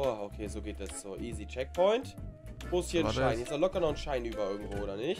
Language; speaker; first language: German; native; German